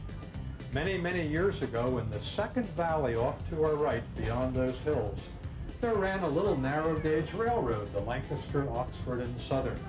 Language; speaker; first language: English; native; English